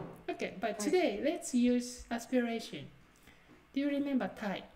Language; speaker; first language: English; non-native, fluent; Japanese